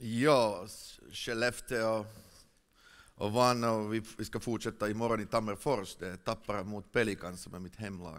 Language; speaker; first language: Swedish; non-native, fluent; Finnish